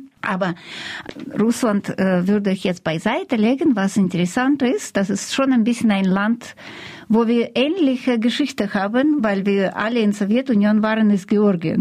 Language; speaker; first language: German; non-native, fluent; Russian